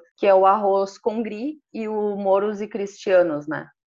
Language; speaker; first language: Portuguese; native; Portuguese